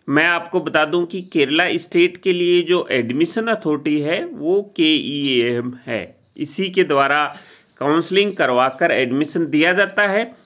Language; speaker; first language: Hindi; native; Hindi